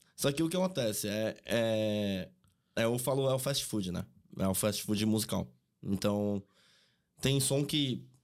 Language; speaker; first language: Portuguese; native; Portuguese